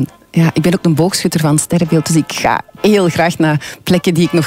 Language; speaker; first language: Dutch; native; Dutch